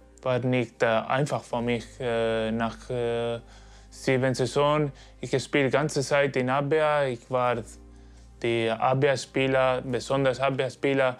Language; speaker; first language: German; non-native, learner; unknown